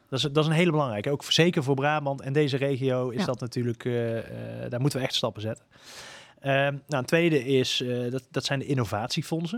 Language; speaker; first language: Dutch; native; Dutch